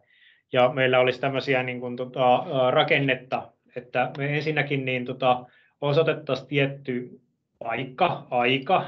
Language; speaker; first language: Finnish; native; Finnish